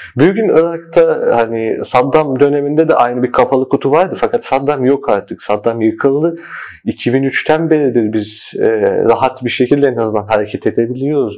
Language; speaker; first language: Turkish; early bilingual, heritage; Turkish